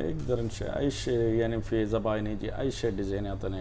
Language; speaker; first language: Arabic; non-native, learner; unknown